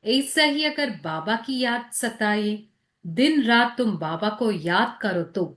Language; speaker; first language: Hindi; non-native, local second language; Telugu